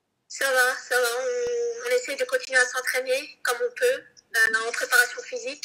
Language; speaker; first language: French; native; French